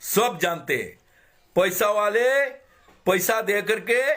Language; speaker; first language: Hindi; non-native, local second language; Bangla